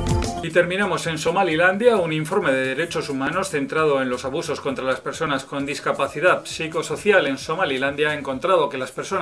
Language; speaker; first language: Spanish; native; Spanish